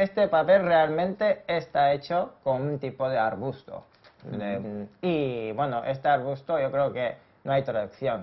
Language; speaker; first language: Spanish; non-native, fluent; Japanese